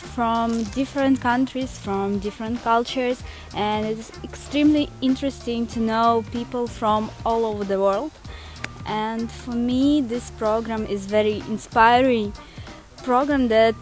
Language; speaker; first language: English; non-native, learner; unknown